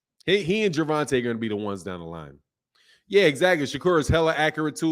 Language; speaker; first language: English; native; English